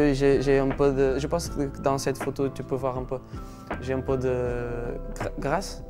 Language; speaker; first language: French; non-native, learner; Portuguese